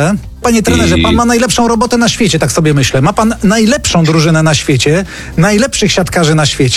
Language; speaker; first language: Polish; native; Polish